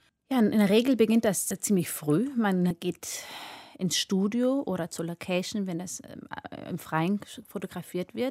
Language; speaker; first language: German; early bilingual, other home language; Amharic